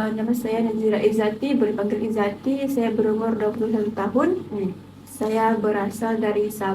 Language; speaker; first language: Malay; native; Malay